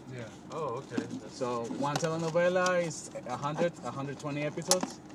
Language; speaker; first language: English; non-native, learner; Spanish